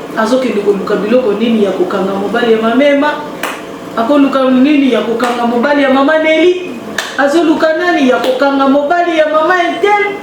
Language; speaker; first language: Lingala; native; Lingala